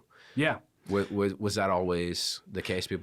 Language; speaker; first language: English; native; English